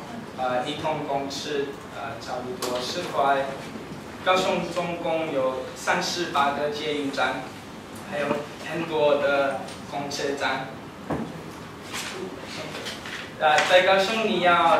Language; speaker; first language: Chinese; non-native, learner; English